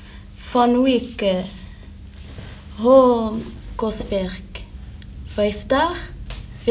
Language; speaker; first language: Dutch; non-native, learner; Arabic